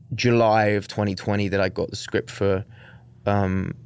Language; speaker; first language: English; native; English